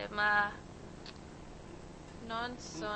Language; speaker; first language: Italian; non-native, learner; English